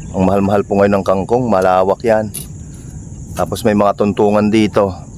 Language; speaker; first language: Filipino; native; Filipino